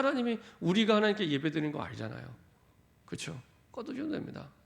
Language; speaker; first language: Korean; native; Korean